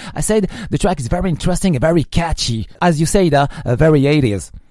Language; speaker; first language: English; non-native, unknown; French